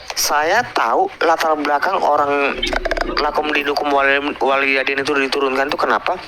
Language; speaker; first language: Indonesian; native; Indonesian